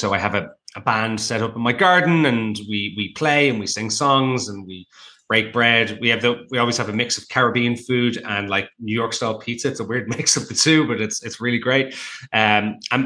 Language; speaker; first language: English; native; English